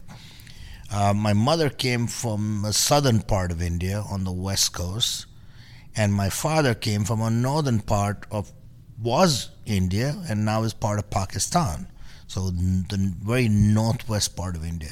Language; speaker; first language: English; non-native, local second language; Punjabi